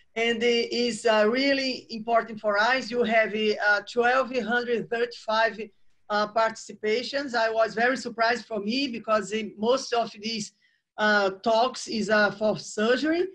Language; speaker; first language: English; non-native, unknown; Portuguese